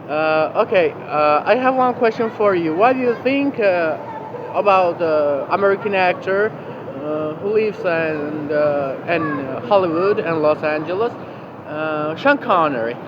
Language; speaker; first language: English; non-native, learner; Georgian